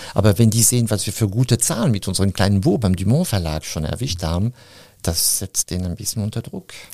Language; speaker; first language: German; non-native, fluent; French